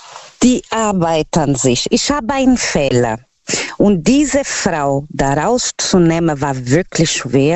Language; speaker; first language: German; non-native, fluent; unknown